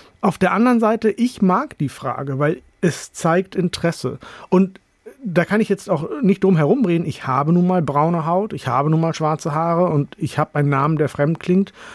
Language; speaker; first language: German; early bilingual, other home language; Urdu